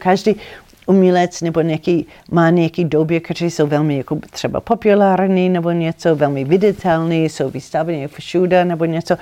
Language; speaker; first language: Czech; non-native, fluent; English